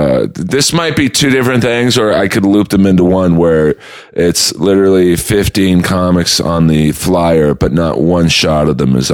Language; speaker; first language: English; native; English